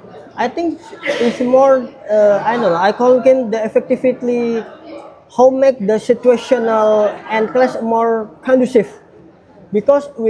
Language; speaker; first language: English; non-native, learner; Indonesian